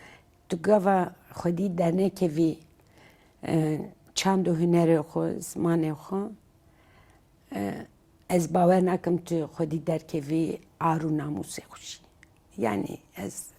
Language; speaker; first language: Kurdish; non-native, local second language; Turkish